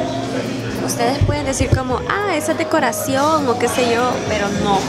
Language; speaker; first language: Spanish; native; Spanish